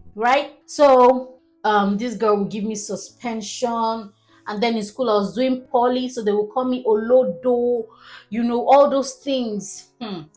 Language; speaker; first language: English; non-native, local second language; Igbo